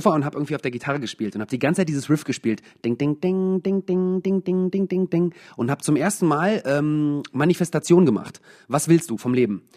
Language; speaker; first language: German; native; German